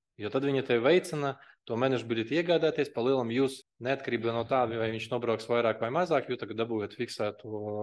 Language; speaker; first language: Latvian; non-native, local second language; Russian